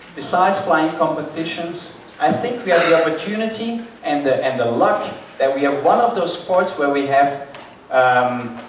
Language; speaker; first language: English; non-native, fluent; Dutch